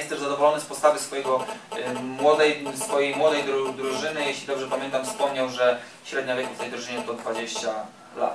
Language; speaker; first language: Polish; native; Polish